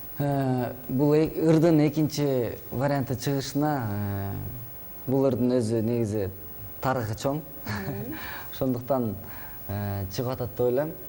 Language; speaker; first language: Kyrgyz; native; Kyrgyz